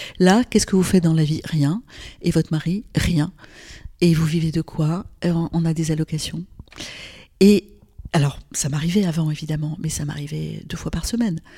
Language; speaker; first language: French; non-native, local second language; Arabic